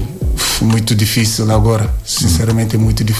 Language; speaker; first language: Portuguese; non-native, learner; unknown